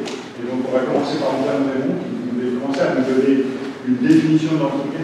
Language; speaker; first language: French; native; French